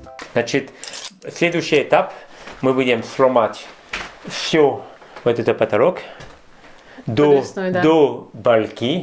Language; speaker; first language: Russian; non-native, learner; French